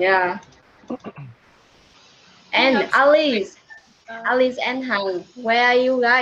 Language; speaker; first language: English; non-native, learner; Vietnamese